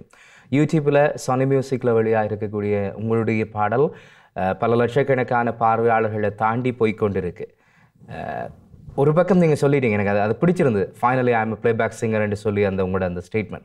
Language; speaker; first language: Tamil; native; Tamil